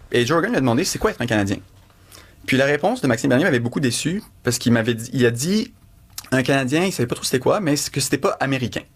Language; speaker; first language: French; early bilingual, other home language; Arabic